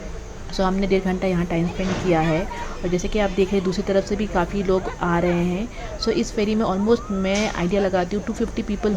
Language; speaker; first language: Hindi; native; Hindi